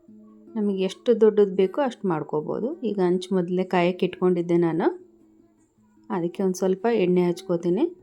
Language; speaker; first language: Kannada; native; Kannada